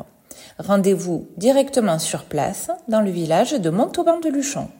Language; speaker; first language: French; native; French